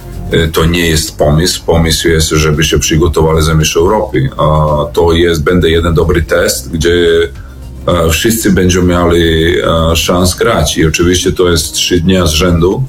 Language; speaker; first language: Polish; non-native, learner; Serbian